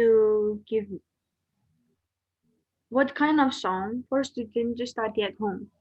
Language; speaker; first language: English; non-native, learner; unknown